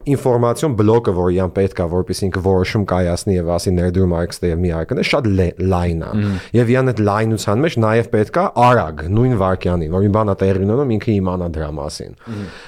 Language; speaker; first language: Armenian; early bilingual, heritage; Armenian